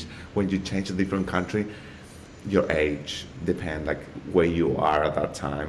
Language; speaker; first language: English; non-native, learner; Spanish